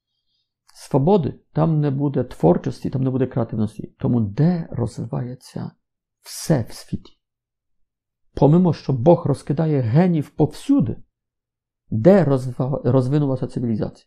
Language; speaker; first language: Ukrainian; non-native, fluent; Polish